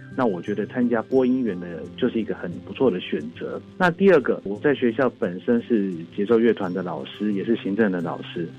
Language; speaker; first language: Chinese; native; Chinese